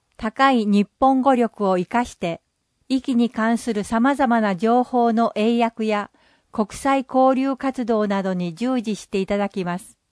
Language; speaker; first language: Japanese; non-native, fluent; English